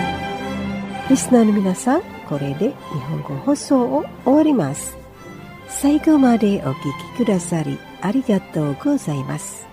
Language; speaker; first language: Japanese; non-native, fluent; Indonesian